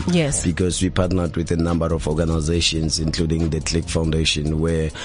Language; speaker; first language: English; non-native, local second language; Zulu